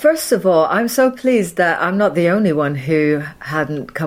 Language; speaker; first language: English; native; English